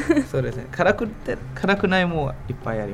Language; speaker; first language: Japanese; non-native, learner; Thai